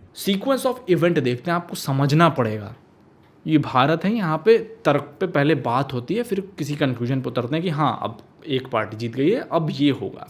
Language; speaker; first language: Hindi; native; Hindi